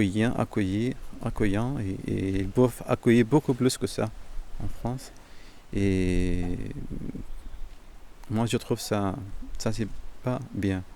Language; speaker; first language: French; non-native, fluent; Arabic